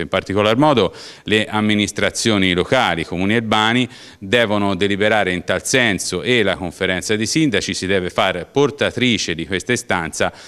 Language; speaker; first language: Italian; native; Italian